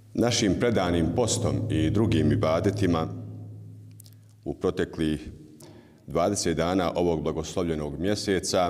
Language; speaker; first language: Bosnian; native; Bosnian